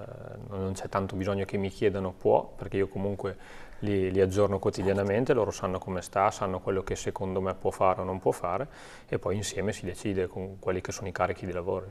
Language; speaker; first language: Italian; native; Italian